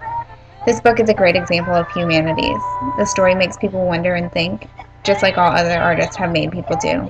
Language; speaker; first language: English; native; English